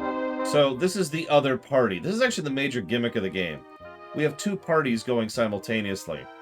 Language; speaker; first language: English; native; English